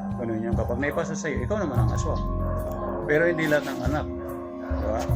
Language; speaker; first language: Filipino; non-native, local second language; Cebuano